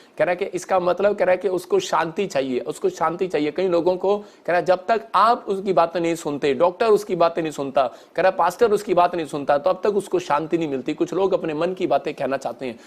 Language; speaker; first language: Hindi; non-native, local second language; Punjabi